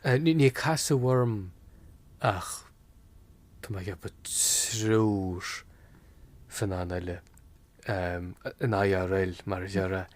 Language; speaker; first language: Irish; native; Irish